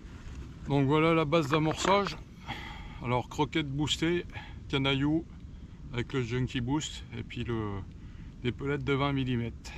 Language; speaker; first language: French; native; French